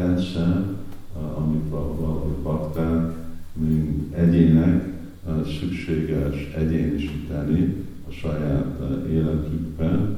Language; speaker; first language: Hungarian; native; Hungarian